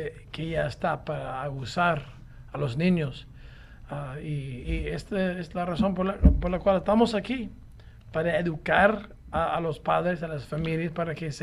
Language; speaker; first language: Spanish; non-native, fluent; English